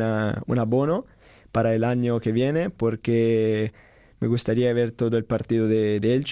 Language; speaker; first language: Spanish; non-native, learner; Italian